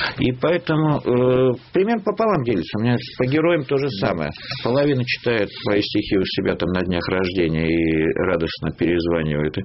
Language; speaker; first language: Russian; native; Russian